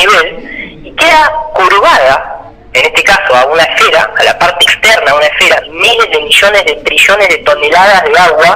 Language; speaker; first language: Spanish; native; Spanish